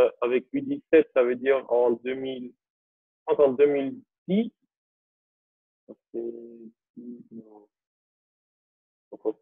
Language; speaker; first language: French; non-native, local second language; Dutch